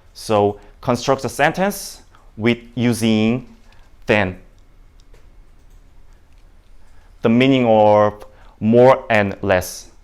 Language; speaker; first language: English; non-native, learner; Indonesian